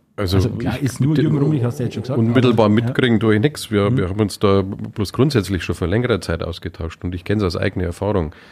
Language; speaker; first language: German; native; German